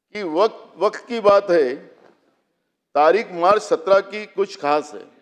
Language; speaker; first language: Hindi; non-native, local second language; Marathi